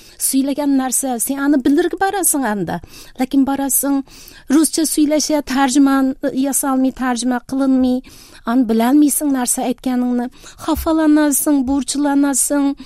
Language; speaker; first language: Tatar; early bilingual, heritage; Tatar